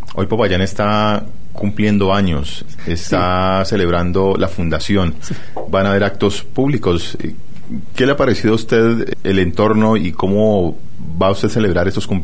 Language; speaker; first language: Spanish; native; Spanish